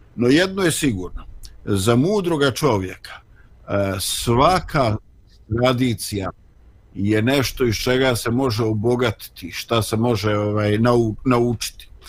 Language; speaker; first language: Bosnian; native; Bosnian